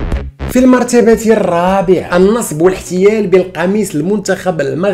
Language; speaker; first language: Arabic; native; Arabic